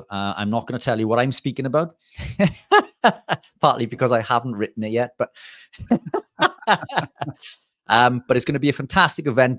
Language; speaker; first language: English; native; English